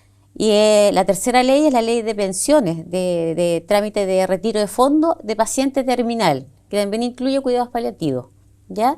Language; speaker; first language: Spanish; native; Spanish